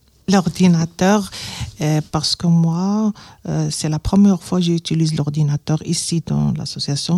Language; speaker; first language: French; non-native, learner; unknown